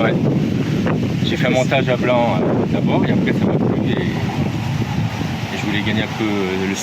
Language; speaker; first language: French; native; French